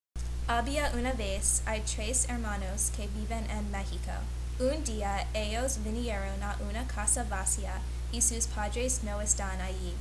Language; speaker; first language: Spanish; non-native, learner; English